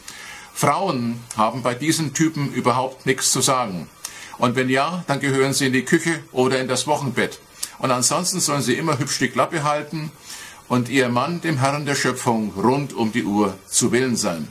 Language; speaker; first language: German; native; German